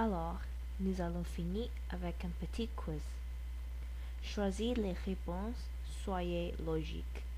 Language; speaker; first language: French; non-native, learner; English